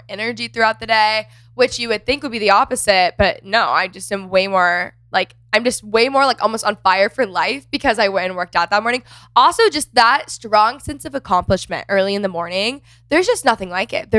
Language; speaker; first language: English; native; English